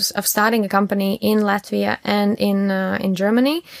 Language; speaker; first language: English; non-native, fluent; Latvian